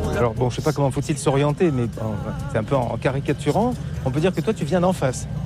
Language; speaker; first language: French; native; French